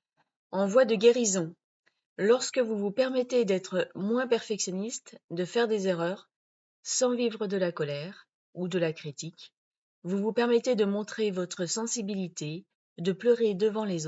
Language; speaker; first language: French; native; French